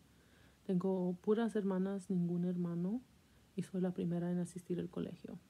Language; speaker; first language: Spanish; early bilingual, heritage; Spanish